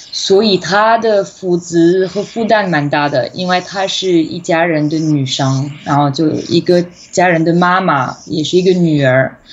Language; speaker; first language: Chinese; non-native, fluent; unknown